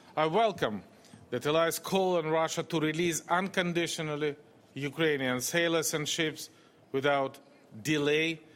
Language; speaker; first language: English; non-native, fluent; Russian